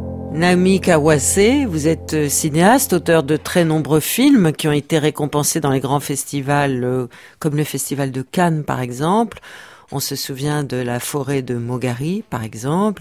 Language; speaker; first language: French; native; French